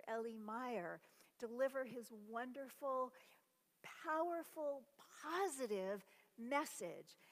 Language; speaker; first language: English; native; English